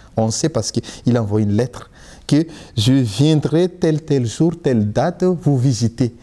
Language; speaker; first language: French; non-native, local second language; Malagasy